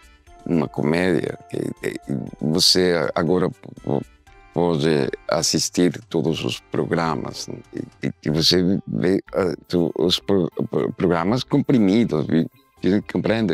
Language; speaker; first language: Portuguese; non-native, learner; Spanish